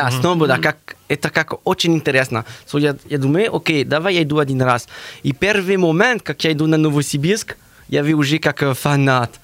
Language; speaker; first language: Russian; non-native, learner; French